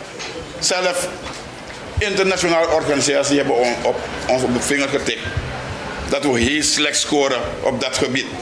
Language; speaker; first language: Dutch; non-native, local second language; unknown